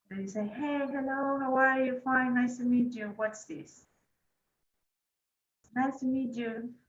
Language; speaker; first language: English; non-native, fluent; Spanish